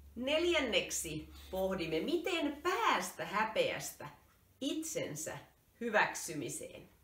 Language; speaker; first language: Finnish; native; Finnish